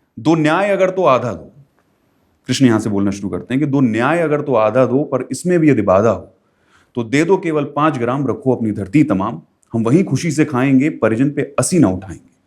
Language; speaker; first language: Hindi; native; Hindi